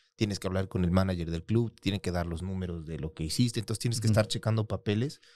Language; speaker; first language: Spanish; native; Spanish